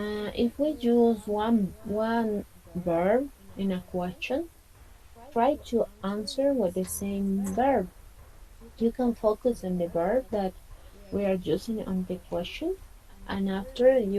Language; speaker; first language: English; non-native, fluent; Spanish